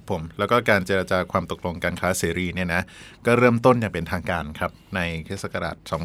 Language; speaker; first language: Thai; native; Thai